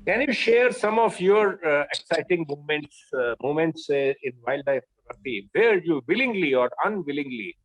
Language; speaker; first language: English; non-native, local second language; Hindi